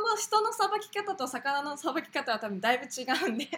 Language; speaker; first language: Japanese; native; Japanese